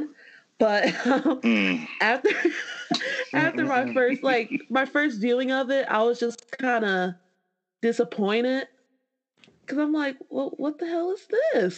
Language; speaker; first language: English; native; English